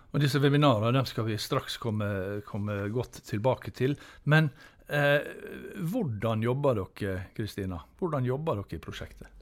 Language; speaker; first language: Norwegian; native; Norwegian